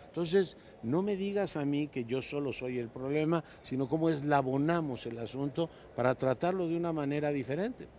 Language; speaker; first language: Spanish; native; Spanish